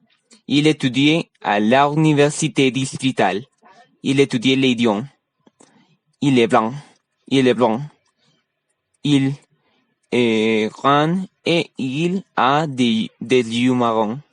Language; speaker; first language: French; non-native, learner; Spanish